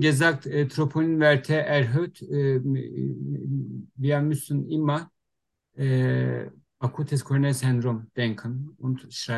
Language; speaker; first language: German; non-native, learner; Turkish